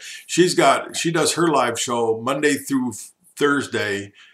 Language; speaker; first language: English; native; English